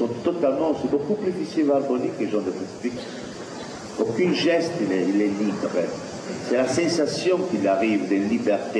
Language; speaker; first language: French; non-native, fluent; Italian